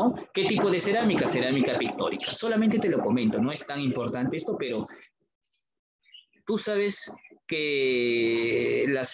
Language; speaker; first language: Spanish; native; Spanish